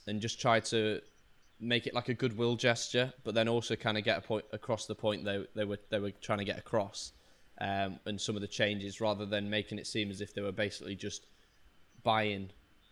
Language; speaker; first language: English; native; English